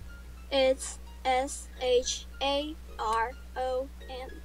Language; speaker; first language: English; non-native, learner; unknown